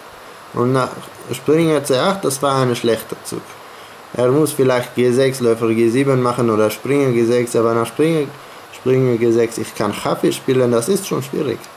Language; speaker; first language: German; non-native, fluent; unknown